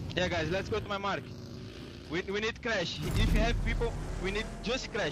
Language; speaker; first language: English; non-native, fluent; Portuguese